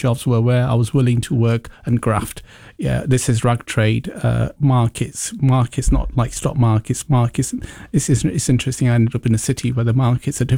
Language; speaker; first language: English; early bilingual, other home language; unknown